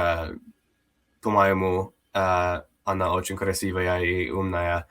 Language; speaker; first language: Russian; non-native, learner; English